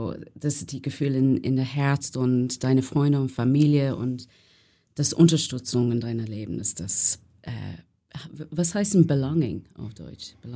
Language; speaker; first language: German; non-native, learner; English